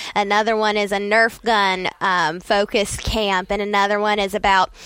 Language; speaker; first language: English; native; English